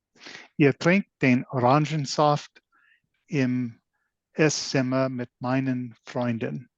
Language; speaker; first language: German; non-native, learner; English